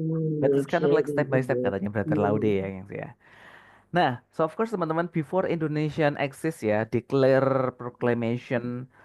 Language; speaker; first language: English; non-native, fluent; Indonesian